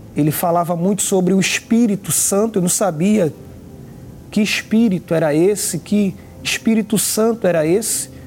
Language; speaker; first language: Portuguese; native; Portuguese